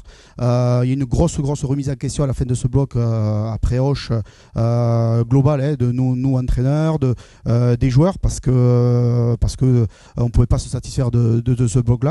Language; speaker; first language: French; native; French